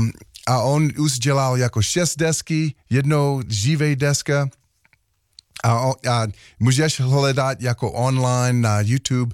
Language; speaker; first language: Czech; non-native, learner; English